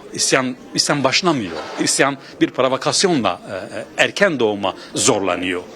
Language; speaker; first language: Turkish; non-native, local second language; Kurdish